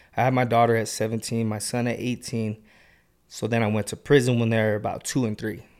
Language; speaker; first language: English; native; English